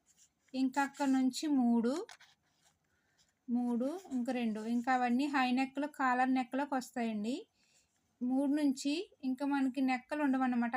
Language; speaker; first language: Telugu; native; Telugu